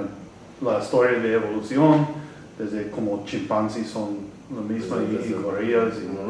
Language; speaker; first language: Spanish; non-native, learner; English